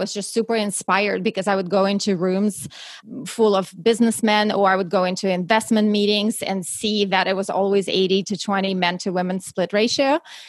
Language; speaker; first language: English; non-native, fluent; Russian